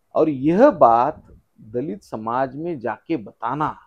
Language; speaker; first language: Hindi; non-native, local second language; Marathi